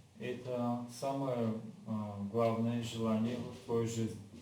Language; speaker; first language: Russian; non-native, learner; Bulgarian